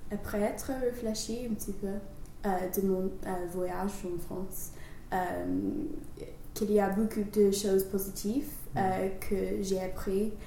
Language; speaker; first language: French; non-native, learner; English